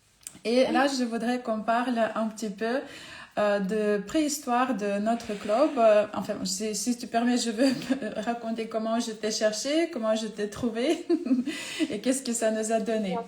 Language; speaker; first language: French; non-native, fluent; Ukrainian